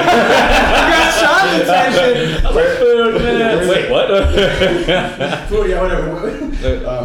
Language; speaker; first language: English; native; English